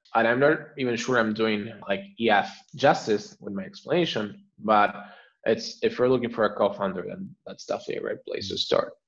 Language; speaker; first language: English; non-native, fluent; Spanish